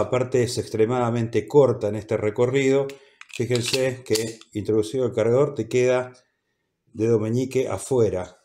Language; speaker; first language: Spanish; native; Spanish